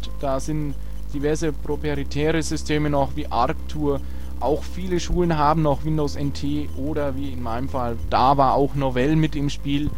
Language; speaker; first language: German; native; German